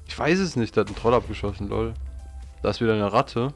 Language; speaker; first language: German; native; German